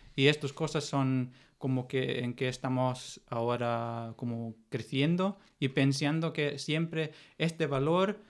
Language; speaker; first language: Spanish; non-native, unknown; German